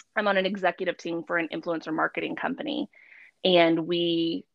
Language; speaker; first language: English; native; English